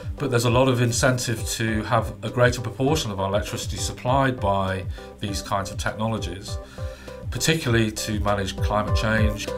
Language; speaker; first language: English; native; English